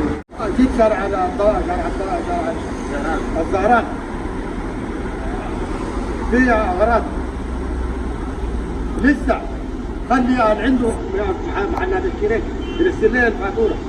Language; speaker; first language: Arabic; non-native, learner; Urdu